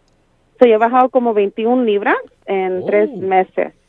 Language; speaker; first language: Spanish; early bilingual, other home language; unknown